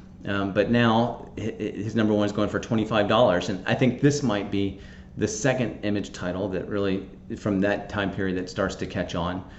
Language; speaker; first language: English; native; English